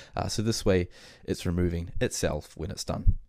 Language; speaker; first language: English; native; English